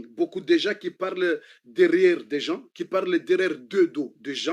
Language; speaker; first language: French; non-native, learner; Comorian